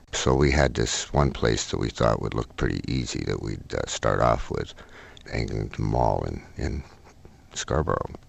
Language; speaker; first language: English; native; English